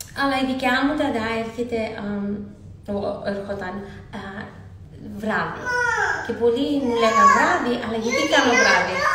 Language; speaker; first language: Greek; early bilingual, heritage; Greek